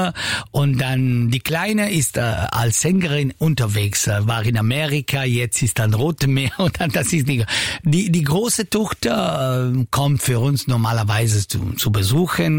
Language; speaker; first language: German; non-native, learner; Italian